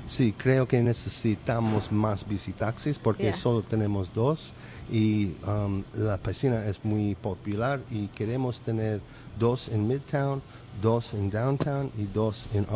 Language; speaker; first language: Spanish; non-native, learner; English